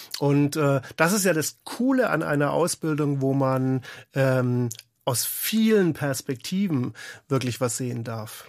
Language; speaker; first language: German; native; German